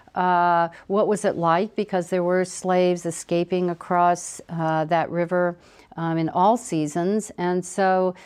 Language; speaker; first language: English; native; English